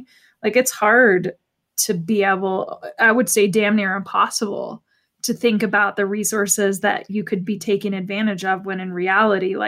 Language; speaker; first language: English; native; English